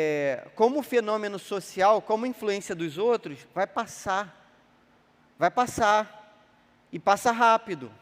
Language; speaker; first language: Portuguese; native; Portuguese